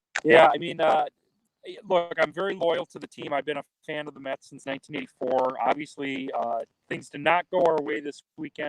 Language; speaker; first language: English; native; English